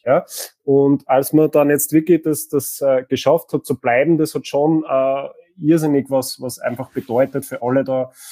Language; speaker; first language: German; native; German